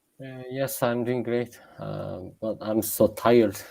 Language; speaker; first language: English; non-native, learner; Japanese